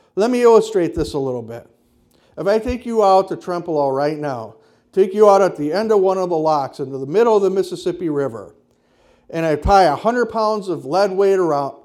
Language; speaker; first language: English; native; English